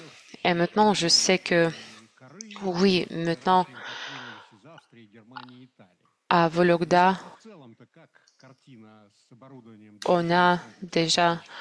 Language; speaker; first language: French; non-native, fluent; Russian